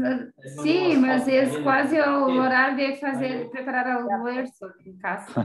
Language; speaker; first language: Spanish; non-native, learner; Portuguese